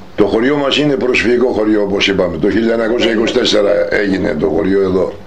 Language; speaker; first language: Greek; non-native, local second language; Turkish